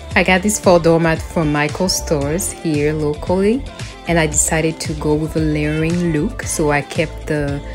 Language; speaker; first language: English; non-native, fluent; French